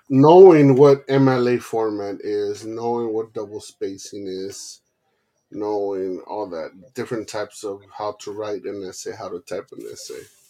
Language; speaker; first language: English; early bilingual, other home language; Spanish